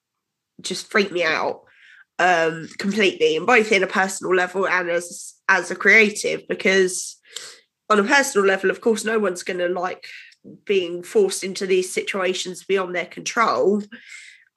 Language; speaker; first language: English; native; English